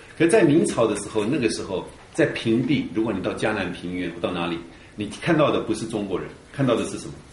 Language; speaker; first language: Chinese; early bilingual, heritage; Chinese